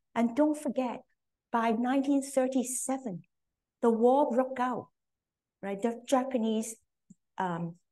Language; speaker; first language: English; non-native, local second language; Cantonese